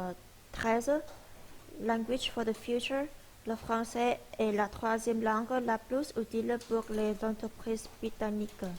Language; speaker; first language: French; non-native, learner; Vietnamese